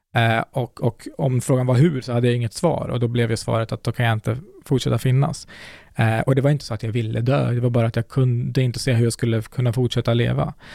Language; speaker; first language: Swedish; early bilingual, other home language; Kurdish